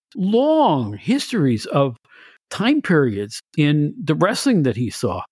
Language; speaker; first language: English; native; English